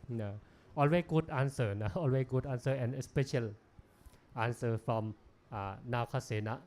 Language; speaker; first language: English; non-native, learner; Thai